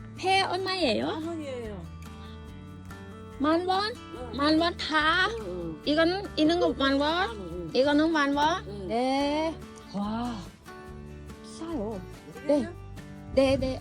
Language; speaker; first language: Korean; non-native, learner; Thai